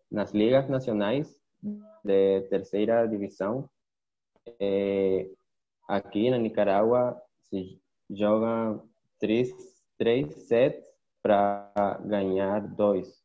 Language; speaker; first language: Portuguese; non-native, learner; Spanish